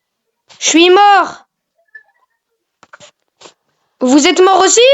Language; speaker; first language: French; native; French